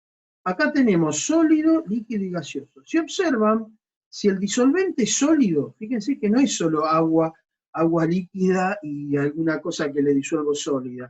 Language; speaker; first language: Spanish; native; Spanish